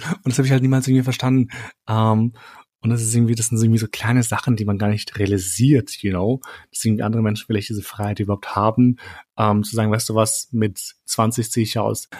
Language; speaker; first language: German; early bilingual, other home language; Albanian